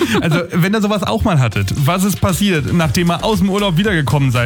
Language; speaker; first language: German; native; German